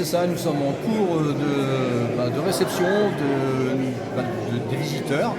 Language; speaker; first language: French; native; French